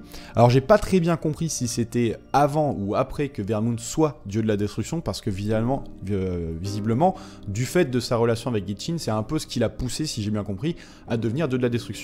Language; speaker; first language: French; native; French